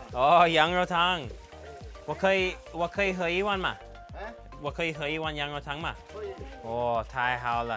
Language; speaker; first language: Chinese; non-native, fluent; English